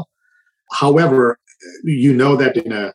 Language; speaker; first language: English; non-native, local second language; Sinhala